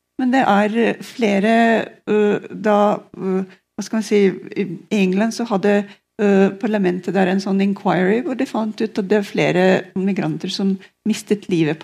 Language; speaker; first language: Norwegian; non-native, fluent; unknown